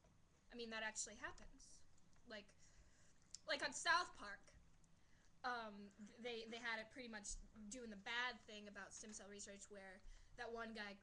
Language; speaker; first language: English; native; English